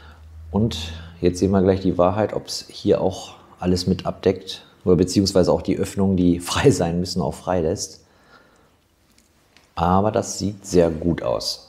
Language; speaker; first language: German; native; German